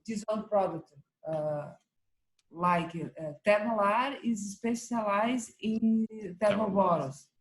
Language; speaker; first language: English; non-native, learner; Portuguese